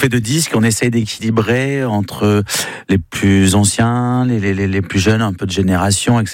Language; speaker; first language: French; native; French